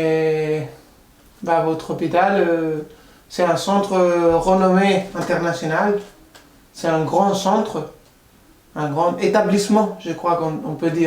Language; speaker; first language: French; non-native, fluent; Spanish